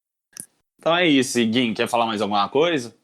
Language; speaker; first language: Portuguese; native; Portuguese